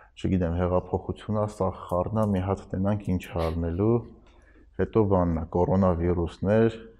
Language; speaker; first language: Armenian; native; Armenian